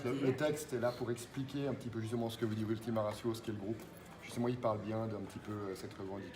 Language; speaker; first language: French; native; French